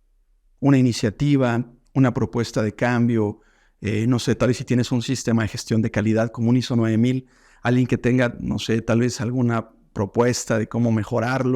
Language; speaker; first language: Spanish; native; Spanish